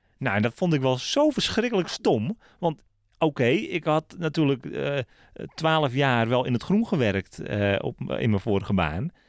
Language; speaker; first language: Dutch; native; Dutch